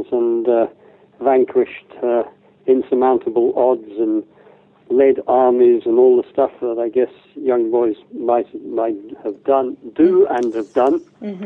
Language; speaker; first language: English; native; English